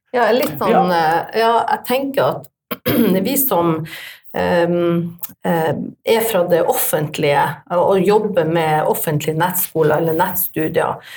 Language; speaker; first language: Norwegian; native; Norwegian